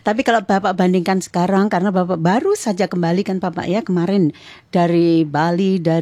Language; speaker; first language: Indonesian; native; Indonesian